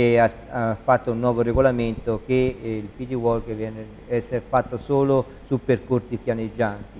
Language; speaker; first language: Italian; native; Italian